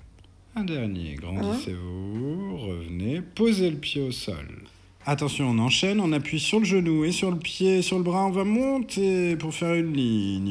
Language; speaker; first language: French; native; French